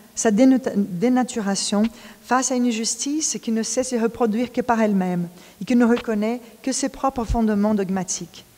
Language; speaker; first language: French; non-native, fluent; Portuguese